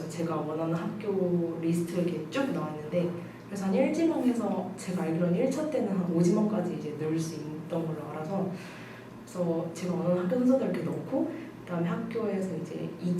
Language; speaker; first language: Korean; native; Korean